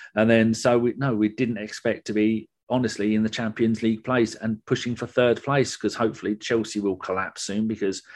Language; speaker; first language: English; native; English